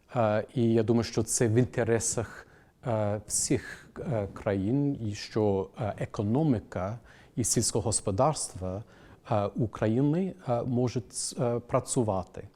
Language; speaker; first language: Ukrainian; non-native, fluent; English